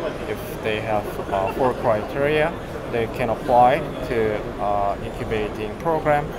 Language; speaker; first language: English; non-native, fluent; Korean